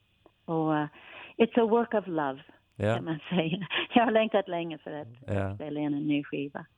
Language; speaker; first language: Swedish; non-native, fluent; English